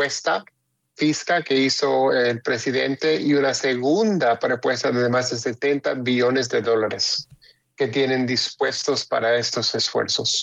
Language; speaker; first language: Spanish; early bilingual, heritage; Spanish